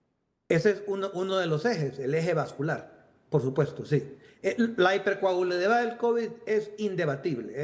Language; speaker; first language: Spanish; native; Spanish